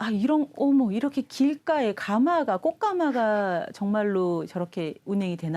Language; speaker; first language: Korean; native; Korean